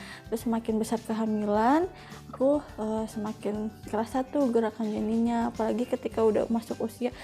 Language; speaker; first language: Indonesian; native; Indonesian